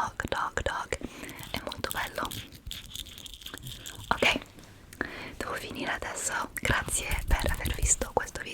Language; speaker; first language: Italian; non-native, fluent; English